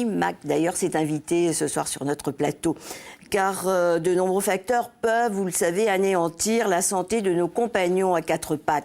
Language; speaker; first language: French; native; French